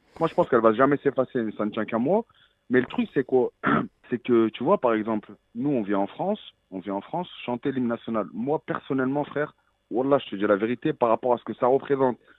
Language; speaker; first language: French; early bilingual, other home language; Arabic